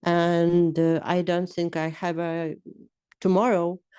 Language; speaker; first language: English; non-native, learner; Ukrainian